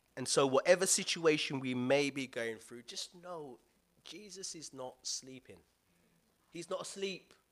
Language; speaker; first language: English; native; English